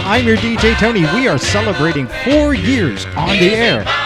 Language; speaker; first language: English; native; English